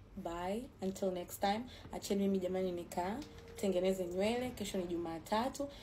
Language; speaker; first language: Swahili; native; Swahili